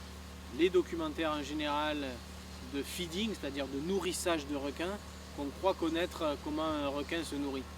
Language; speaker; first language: French; native; French